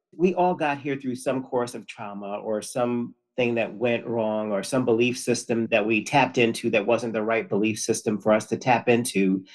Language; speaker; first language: English; native; English